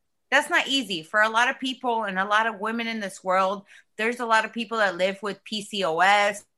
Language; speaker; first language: English; early bilingual, other home language; Spanish